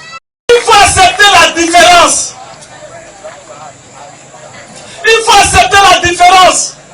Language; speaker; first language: French; non-native, local second language; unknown